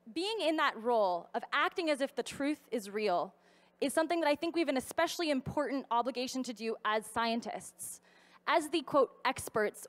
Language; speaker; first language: English; native; English